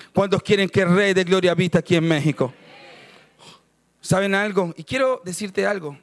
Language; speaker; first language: Spanish; native; Spanish